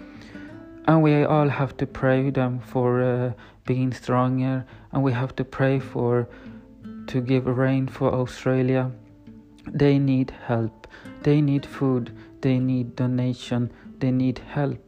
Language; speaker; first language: English; non-native, learner; Swedish